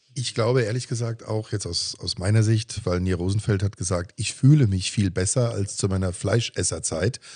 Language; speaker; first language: German; native; German